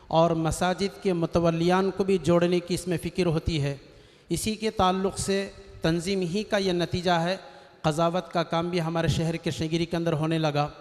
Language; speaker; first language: Urdu; native; Urdu